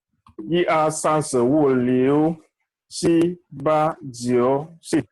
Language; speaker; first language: Chinese; non-native, learner; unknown